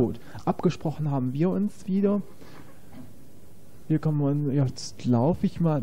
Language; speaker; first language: German; native; German